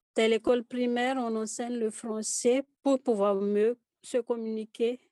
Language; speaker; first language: French; non-native, local second language; Malagasy